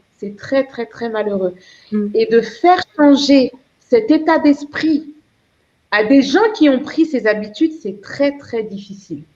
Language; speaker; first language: French; early bilingual, other home language; Lingala